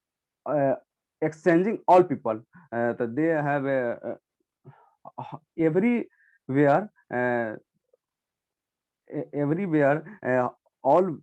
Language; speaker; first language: English; non-native, learner; Hindi